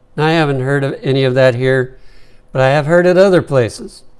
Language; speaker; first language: English; native; English